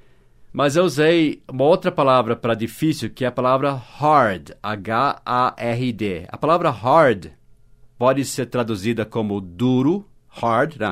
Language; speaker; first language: Portuguese; non-native, fluent; English